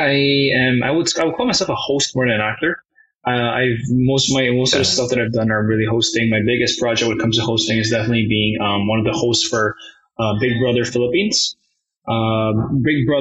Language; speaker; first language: English; non-native, local second language; Cantonese